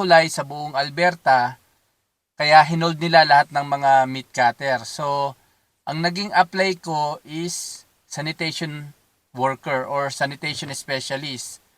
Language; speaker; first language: Filipino; native; Filipino